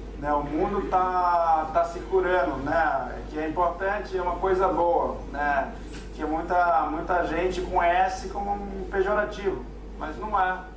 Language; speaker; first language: Portuguese; non-native, local second language; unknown